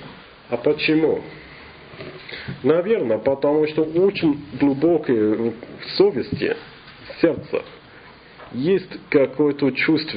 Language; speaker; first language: Russian; non-native, fluent; English